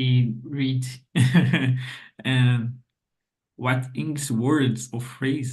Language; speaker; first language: English; non-native, learner; Portuguese